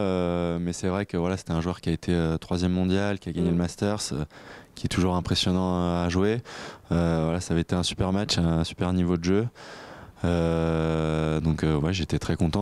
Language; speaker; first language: French; native; French